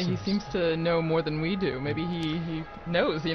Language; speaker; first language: English; native; English